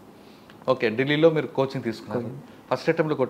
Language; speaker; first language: Telugu; native; Telugu